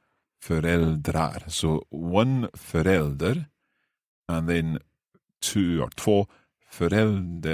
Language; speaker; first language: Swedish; non-native, learner; English